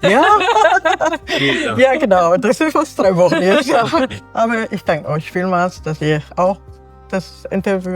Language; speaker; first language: German; non-native, learner; Arabic